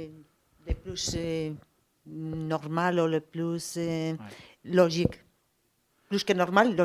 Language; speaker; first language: French; non-native, learner; Spanish